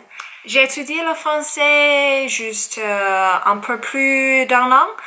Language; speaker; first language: French; non-native, learner; Chinese